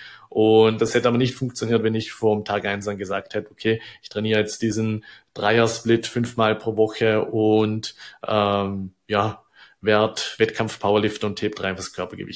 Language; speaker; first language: German; native; German